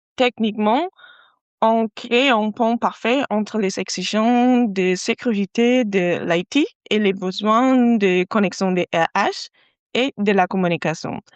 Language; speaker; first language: French; non-native, fluent; German